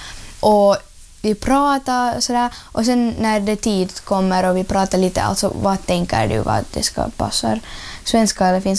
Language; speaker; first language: Swedish; early bilingual, other home language; Ukrainian